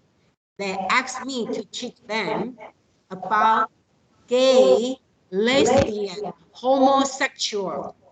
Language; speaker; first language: English; non-native, fluent; Chinese